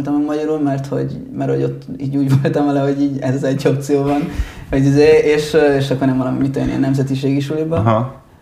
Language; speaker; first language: Hungarian; early bilingual, other home language; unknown